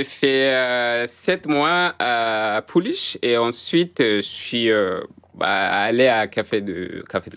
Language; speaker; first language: French; non-native, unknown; Arabic